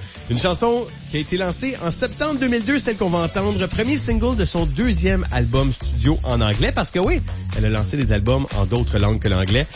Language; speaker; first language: French; native; French